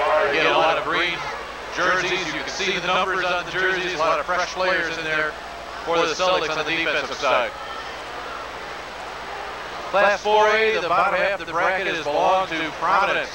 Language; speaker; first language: English; native; English